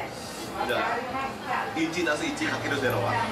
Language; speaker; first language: Japanese; non-native, fluent; Indonesian